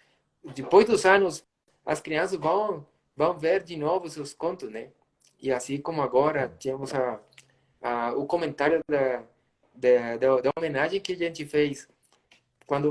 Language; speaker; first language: Portuguese; non-native, fluent; Spanish